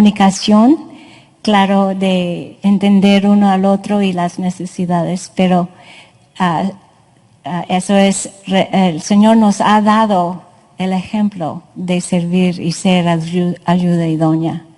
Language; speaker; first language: Spanish; non-native, fluent; English